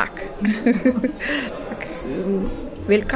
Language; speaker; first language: Polish; non-native, learner; Russian